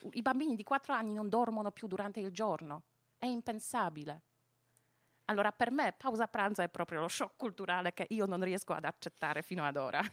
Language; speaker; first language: Italian; non-native, fluent; Polish